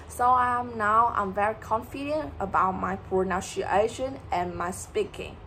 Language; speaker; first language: English; non-native, learner; Vietnamese